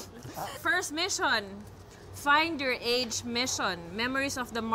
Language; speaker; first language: English; non-native, local second language; Filipino